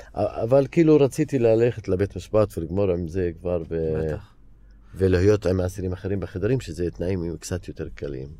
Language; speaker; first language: Hebrew; non-native, fluent; Arabic